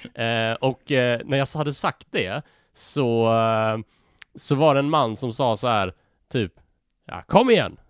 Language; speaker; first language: Swedish; native; Swedish